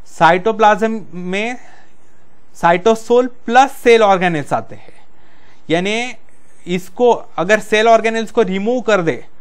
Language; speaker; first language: Hindi; non-native, local second language; Marathi